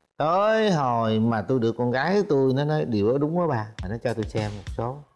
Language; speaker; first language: Vietnamese; native; Vietnamese